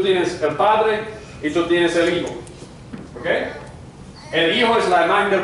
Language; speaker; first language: Spanish; non-native, fluent; English